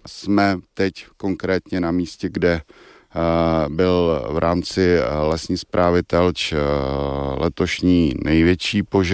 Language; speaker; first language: Czech; native; Czech